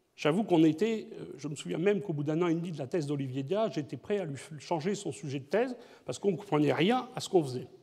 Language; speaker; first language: French; native; French